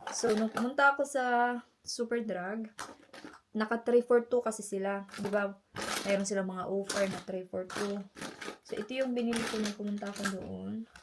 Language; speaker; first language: Filipino; non-native, local second language; Cebuano